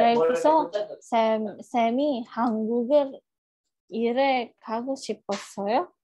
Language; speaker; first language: Korean; non-native, learner; Indonesian